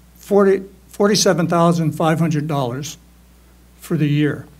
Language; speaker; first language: English; native; English